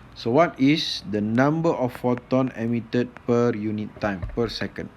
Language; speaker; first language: English; non-native, local second language; Malay